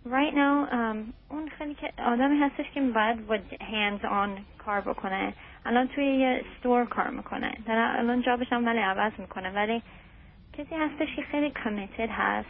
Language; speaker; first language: Persian; early bilingual, heritage; Persian